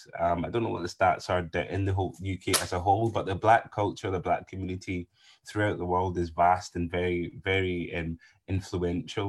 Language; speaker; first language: English; native; English